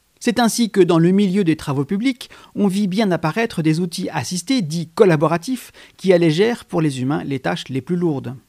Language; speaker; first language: French; native; French